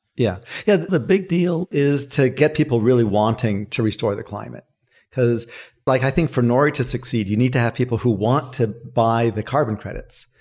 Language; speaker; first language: English; native; English